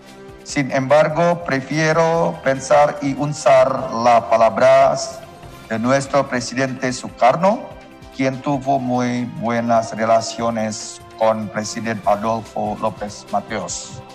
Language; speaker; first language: Spanish; non-native, learner; Indonesian